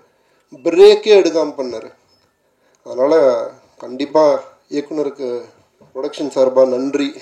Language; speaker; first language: Tamil; native; Tamil